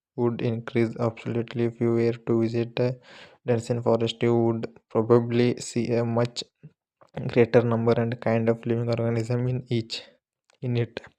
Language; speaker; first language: English; non-native, local second language; Kannada